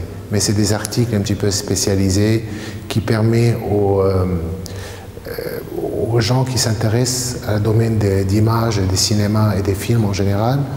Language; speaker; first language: French; non-native, fluent; Arabic